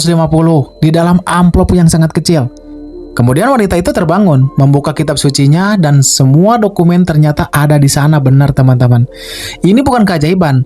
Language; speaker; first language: Indonesian; native; Indonesian